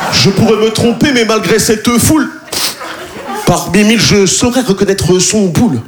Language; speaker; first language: French; native; French